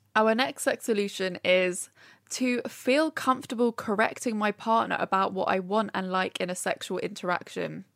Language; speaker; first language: English; native; English